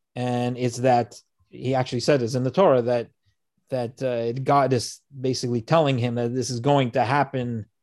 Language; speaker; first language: English; native; English